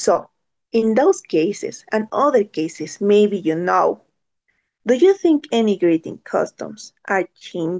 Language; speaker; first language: English; non-native, learner; Spanish